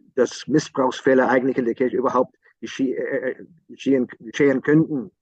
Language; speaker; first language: German; non-native, fluent; English